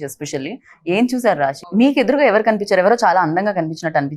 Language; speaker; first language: Telugu; native; Telugu